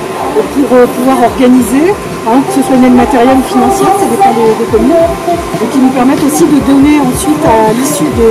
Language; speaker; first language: French; native; French